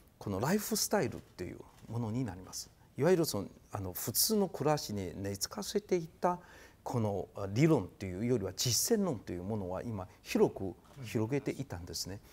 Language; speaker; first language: Japanese; non-native, fluent; Chinese